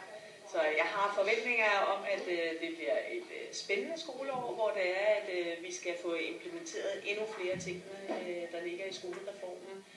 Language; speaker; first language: Danish; native; Danish